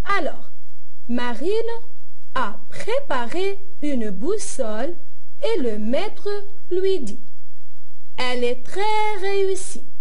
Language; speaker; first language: French; non-native, local second language; Arabic